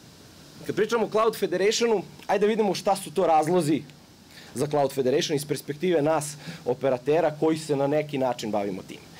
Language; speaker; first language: Serbian; native; Serbian